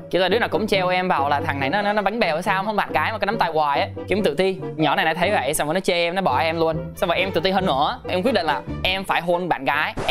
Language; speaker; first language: Vietnamese; early bilingual, heritage; Vietnamese